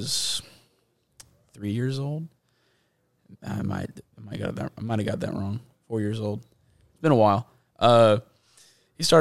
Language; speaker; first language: English; native; English